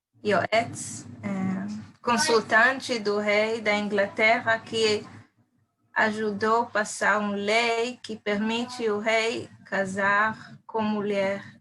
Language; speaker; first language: Portuguese; non-native, fluent; Hebrew